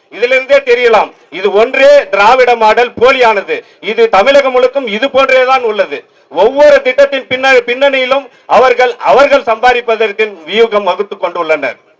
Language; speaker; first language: Tamil; native; Tamil